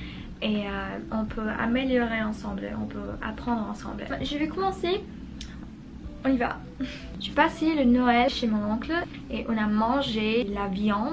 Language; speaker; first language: French; non-native, learner; Spanish